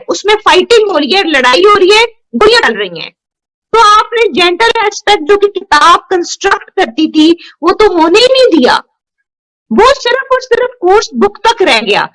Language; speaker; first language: Urdu; non-native, local second language; Punjabi